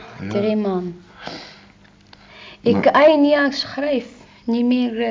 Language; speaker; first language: Dutch; non-native, learner; Arabic